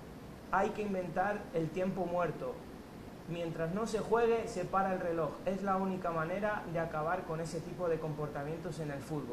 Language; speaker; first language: Spanish; native; Spanish